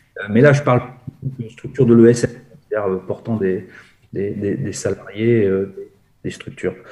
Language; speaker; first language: French; native; French